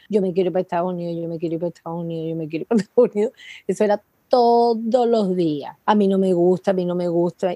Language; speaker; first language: Spanish; native; Spanish